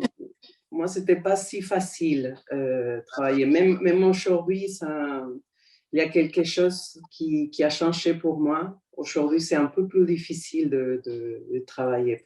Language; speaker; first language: French; non-native, fluent; Spanish